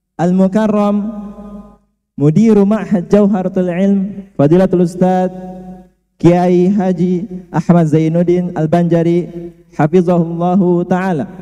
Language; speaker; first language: Arabic; non-native, learner; Indonesian